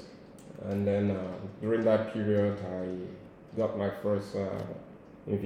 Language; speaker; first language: English; non-native, local second language; Igbo